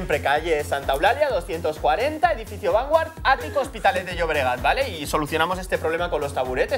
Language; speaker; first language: Spanish; native; Spanish